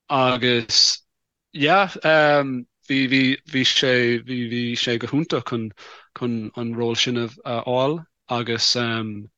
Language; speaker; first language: Irish; non-native, local second language; English